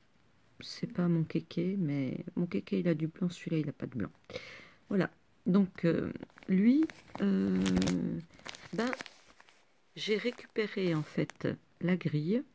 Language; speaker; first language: French; native; French